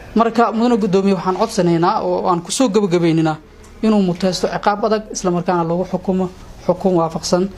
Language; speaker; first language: Somali; native; Somali